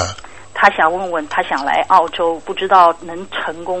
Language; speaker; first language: Chinese; native; Chinese